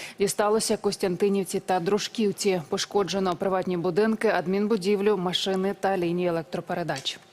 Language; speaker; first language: Ukrainian; native; Ukrainian